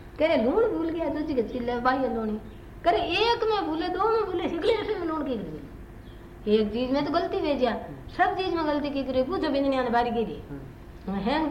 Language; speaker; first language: Hindi; native; Hindi